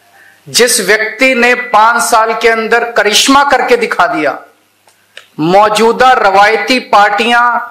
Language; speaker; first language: Hindi; native; Hindi